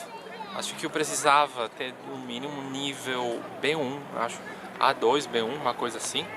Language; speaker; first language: Portuguese; non-native, fluent; Spanish